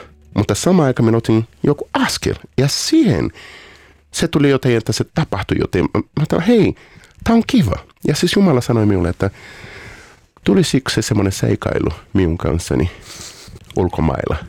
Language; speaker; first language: Finnish; non-native, fluent; Portuguese